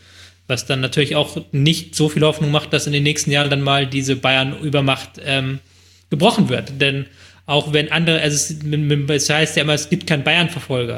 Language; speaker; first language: German; native; German